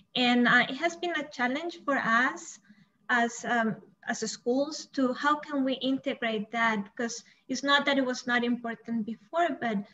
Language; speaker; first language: English; non-native, fluent; Spanish